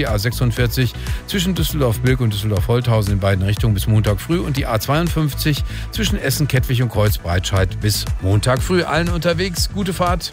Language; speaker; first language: German; native; German